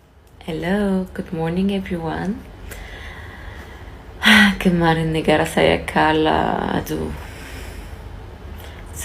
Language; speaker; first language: Indonesian; non-native, fluent; French